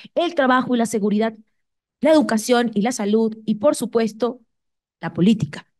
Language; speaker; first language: Spanish; native; Spanish